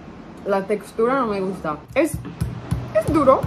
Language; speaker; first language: Spanish; non-native, learner; English